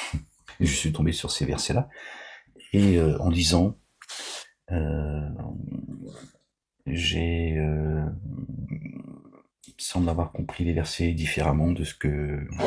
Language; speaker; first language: French; native; French